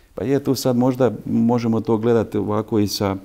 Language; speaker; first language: Croatian; native; Croatian